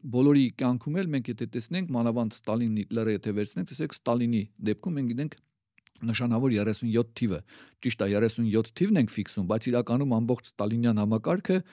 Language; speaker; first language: Armenian; native; Armenian